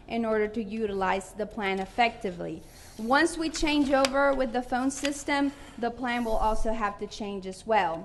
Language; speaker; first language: English; non-native, fluent; Spanish